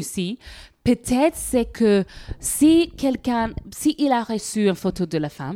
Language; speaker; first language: French; non-native, learner; English